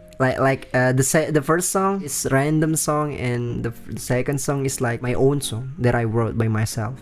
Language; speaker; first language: English; non-native, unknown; Indonesian